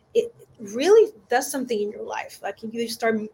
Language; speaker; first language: English; non-native, fluent; Portuguese